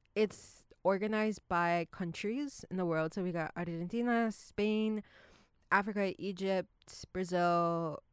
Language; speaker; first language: English; early bilingual, other home language; Spanish